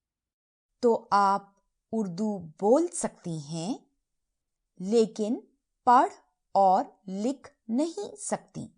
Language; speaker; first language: Hindi; early bilingual, heritage; Urdu